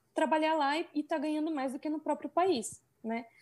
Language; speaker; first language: Portuguese; native; Portuguese